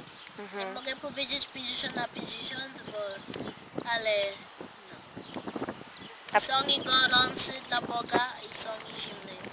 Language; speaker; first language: Polish; non-native, fluent; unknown